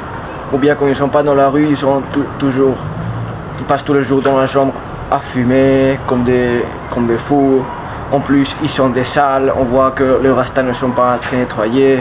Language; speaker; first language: French; non-native, fluent; Spanish